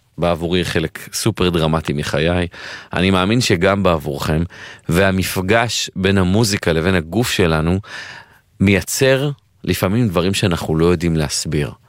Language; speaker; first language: Hebrew; native; Hebrew